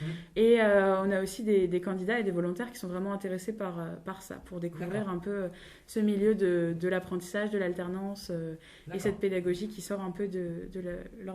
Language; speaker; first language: French; native; French